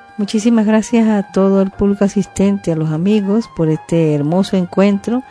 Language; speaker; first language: Spanish; native; Spanish